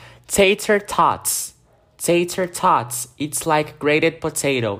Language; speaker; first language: English; non-native, fluent; Portuguese